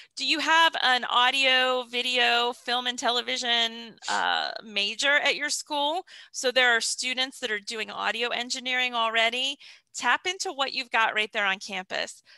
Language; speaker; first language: English; native; English